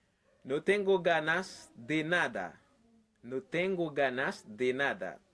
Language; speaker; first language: Spanish; non-native, learner; Haitian Creole